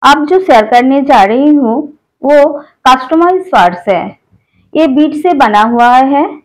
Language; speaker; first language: Hindi; non-native, local second language; Bangla